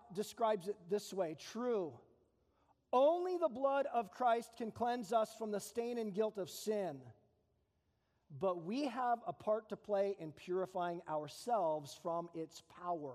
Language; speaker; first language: English; native; English